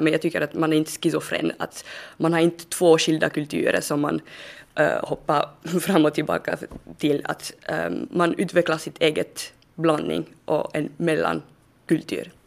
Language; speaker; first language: Swedish; non-native, fluent; French